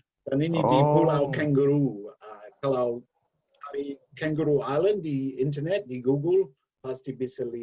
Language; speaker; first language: Indonesian; non-native, learner; English